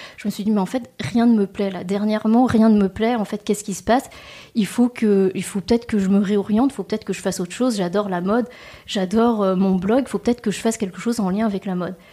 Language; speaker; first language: French; native; French